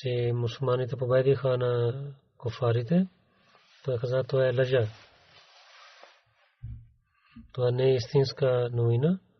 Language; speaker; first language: Bulgarian; non-native, learner; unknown